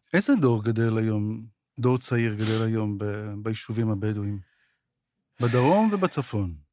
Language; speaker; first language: Hebrew; native; Hebrew